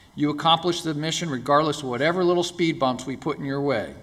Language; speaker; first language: English; native; English